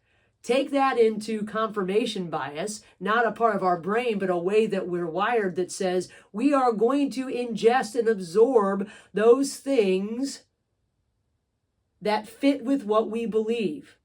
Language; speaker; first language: English; native; English